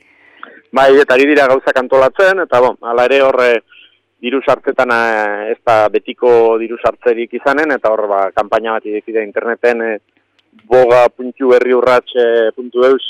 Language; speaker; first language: Basque; native; Basque